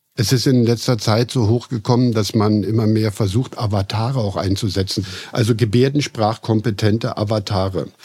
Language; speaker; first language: German; native; German